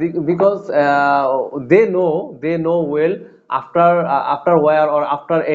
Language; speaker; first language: English; non-native, learner; Bangla